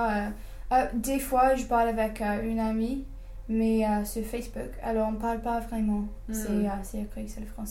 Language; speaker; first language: French; non-native, fluent; English